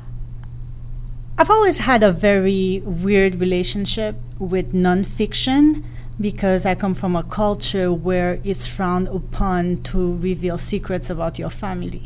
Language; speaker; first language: English; non-native, fluent; Haitian Creole